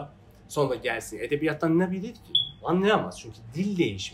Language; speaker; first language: Turkish; non-native, fluent; Persian